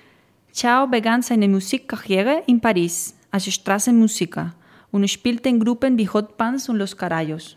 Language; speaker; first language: German; non-native, fluent; Spanish